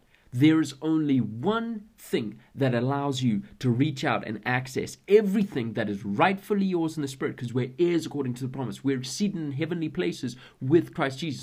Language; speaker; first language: English; native; English